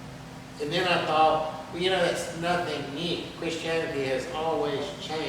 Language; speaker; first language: English; native; English